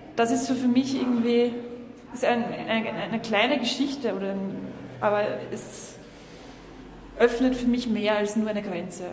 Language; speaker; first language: German; native; German